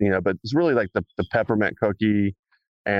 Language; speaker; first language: English; native; English